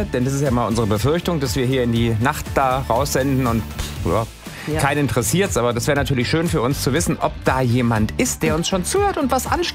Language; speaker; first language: German; native; German